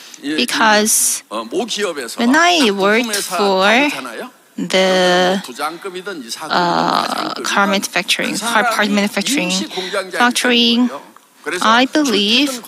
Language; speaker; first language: English; non-native, fluent; Korean